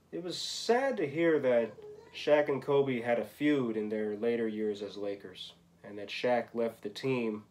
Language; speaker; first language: English; native; English